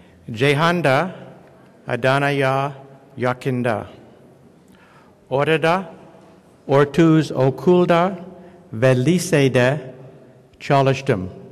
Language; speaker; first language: Turkish; non-native, learner; English